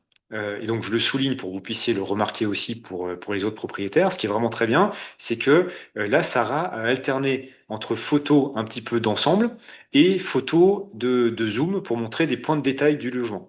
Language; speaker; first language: French; native; French